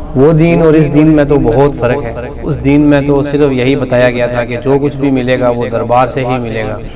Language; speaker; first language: Urdu; non-native, local second language; Punjabi